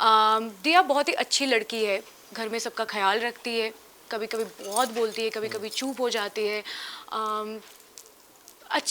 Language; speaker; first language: Hindi; non-native, local second language; Bangla